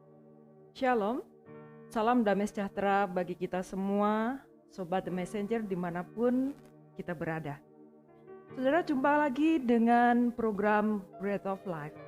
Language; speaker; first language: Indonesian; native; Indonesian